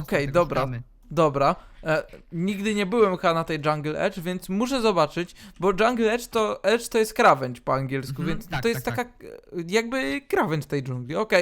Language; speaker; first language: Polish; native; Polish